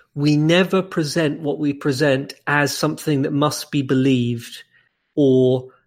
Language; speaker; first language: English; native; English